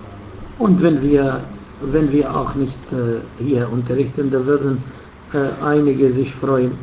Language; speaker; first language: German; non-native, fluent; Arabic